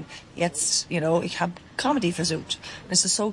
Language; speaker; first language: German; non-native, fluent; English